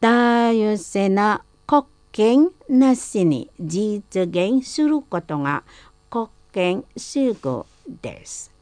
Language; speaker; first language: Japanese; non-native, fluent; Indonesian